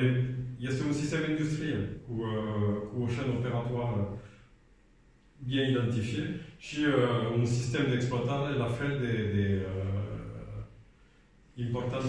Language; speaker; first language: Romanian; non-native, learner; French